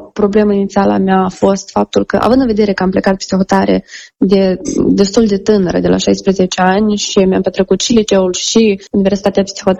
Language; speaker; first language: Romanian; native; Romanian